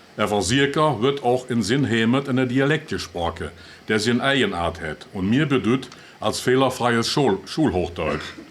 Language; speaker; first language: German; native; German